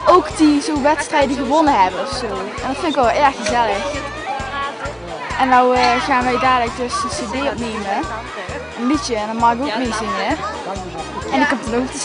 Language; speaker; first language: Dutch; native; Dutch